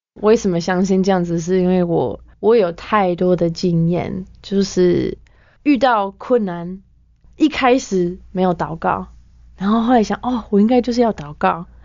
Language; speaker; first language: Chinese; non-native, fluent; English